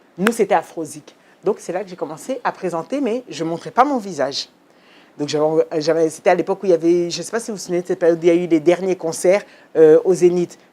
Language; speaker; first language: French; early bilingual, other home language; Lingala